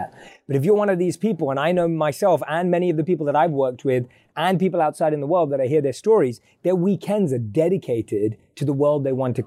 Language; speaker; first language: English; native; English